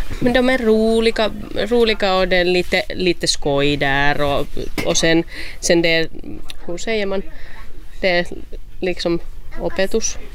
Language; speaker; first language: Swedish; non-native, local second language; Finnish